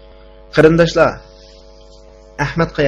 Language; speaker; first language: Arabic; non-native, fluent; Uyghur